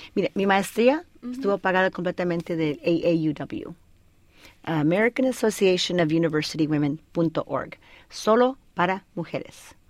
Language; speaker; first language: Spanish; early bilingual, heritage; Spanish